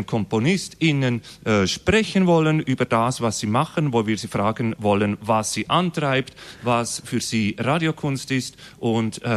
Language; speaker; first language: German; native; German